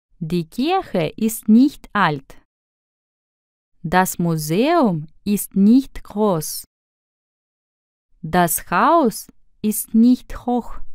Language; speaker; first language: German; non-native, fluent; Russian